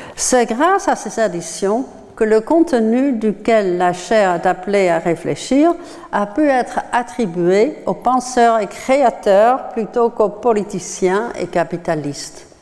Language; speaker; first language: French; non-native, fluent; Dutch